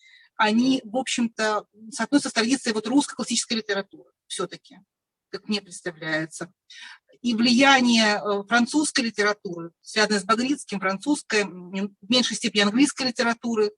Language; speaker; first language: Russian; native; Russian